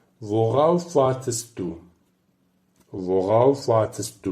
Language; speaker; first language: German; non-native, fluent; Turkish